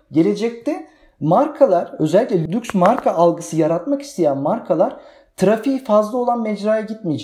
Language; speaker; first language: Turkish; native; Turkish